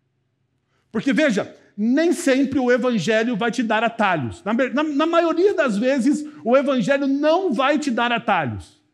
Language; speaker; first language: Portuguese; native; Portuguese